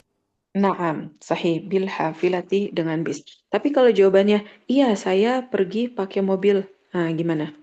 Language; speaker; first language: Indonesian; native; Indonesian